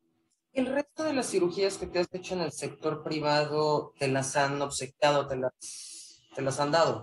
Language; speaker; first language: Spanish; native; Spanish